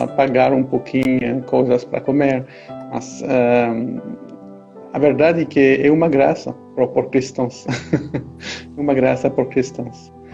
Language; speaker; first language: Portuguese; non-native, fluent; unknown